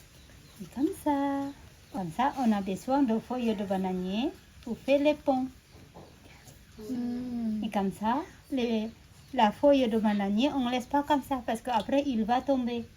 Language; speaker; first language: French; non-native, learner; Indonesian